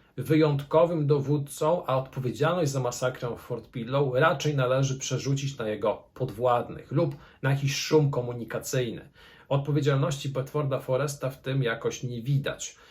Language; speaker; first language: Polish; native; Polish